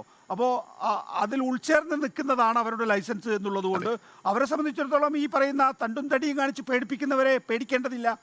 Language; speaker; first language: Malayalam; native; Malayalam